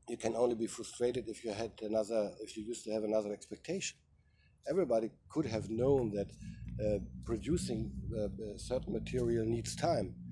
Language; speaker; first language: English; non-native, fluent; German